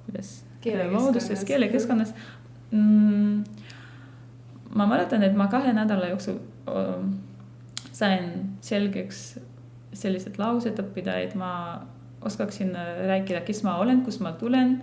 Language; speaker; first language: Estonian; non-native, fluent; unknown